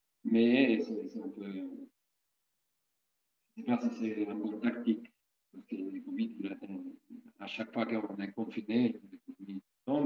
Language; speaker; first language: French; non-native, fluent; Italian